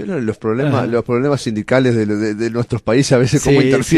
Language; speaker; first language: Spanish; native; Spanish